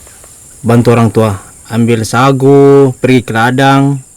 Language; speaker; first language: Indonesian; non-native, local second language; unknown